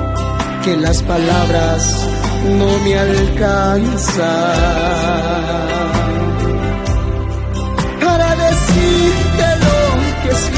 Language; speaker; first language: Spanish; non-native, local second language; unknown